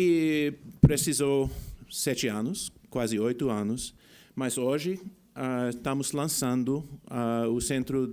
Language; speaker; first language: Portuguese; non-native, fluent; English